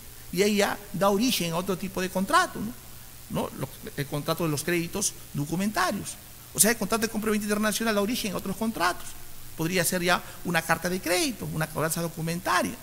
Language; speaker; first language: Spanish; native; Spanish